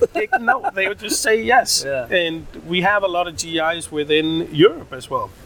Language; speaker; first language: English; non-native, fluent; Danish